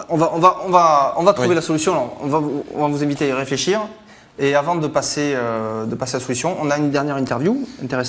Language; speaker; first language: French; native; French